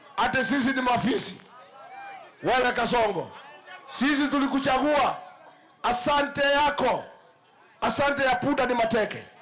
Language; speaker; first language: Swahili; non-native, local second language; Kikuyu